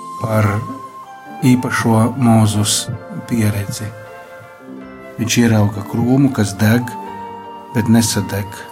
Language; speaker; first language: Latvian; native; Latvian